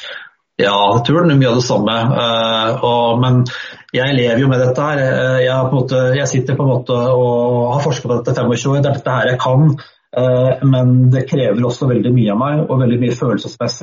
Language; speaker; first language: Norwegian; native; Norwegian